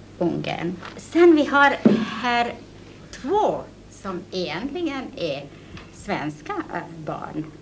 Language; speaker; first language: Swedish; non-native, fluent; Hungarian